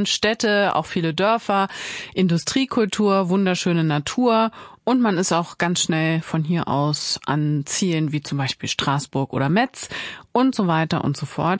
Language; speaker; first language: German; native; German